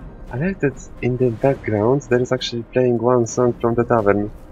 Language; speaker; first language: English; non-native, fluent; Polish